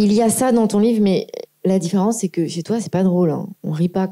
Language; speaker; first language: French; native; French